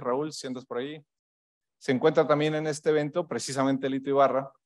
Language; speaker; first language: Spanish; native; Spanish